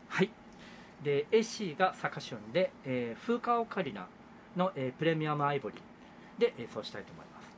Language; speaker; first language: Japanese; native; Japanese